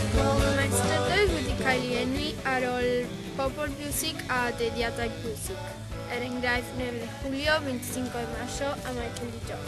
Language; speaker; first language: Welsh; non-native, learner; Spanish